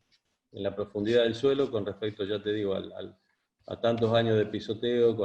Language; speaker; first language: Spanish; native; Spanish